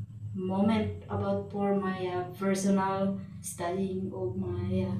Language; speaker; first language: English; non-native, local second language; Filipino